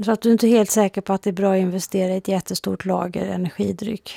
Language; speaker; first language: Swedish; native; Swedish